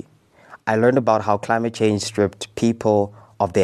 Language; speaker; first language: English; non-native, local second language; Zulu